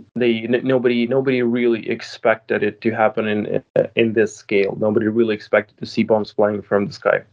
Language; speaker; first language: English; non-native, fluent; Ukrainian